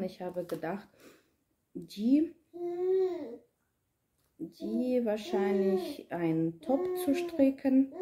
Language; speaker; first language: German; non-native, learner; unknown